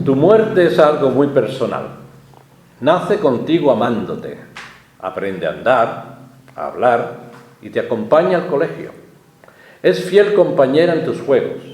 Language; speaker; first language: Spanish; native; Spanish